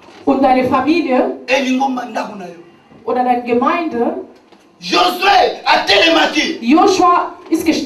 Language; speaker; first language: German; non-native, learner; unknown